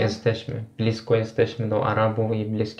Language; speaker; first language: Polish; non-native, fluent; Turkish